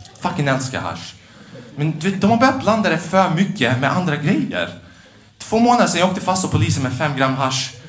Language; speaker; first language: Swedish; early bilingual, other home language; Albanian